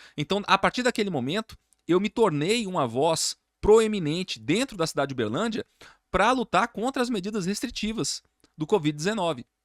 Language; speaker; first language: Portuguese; native; Portuguese